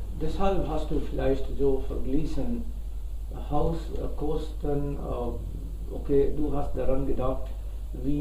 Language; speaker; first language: German; non-native, fluent; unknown